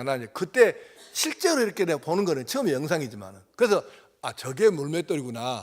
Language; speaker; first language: Korean; native; Korean